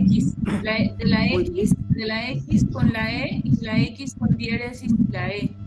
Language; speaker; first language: Spanish; native; Spanish